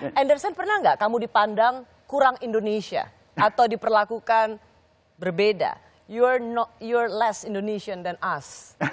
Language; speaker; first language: Indonesian; native; Indonesian